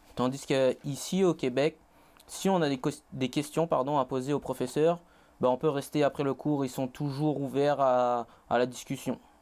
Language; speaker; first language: French; native; French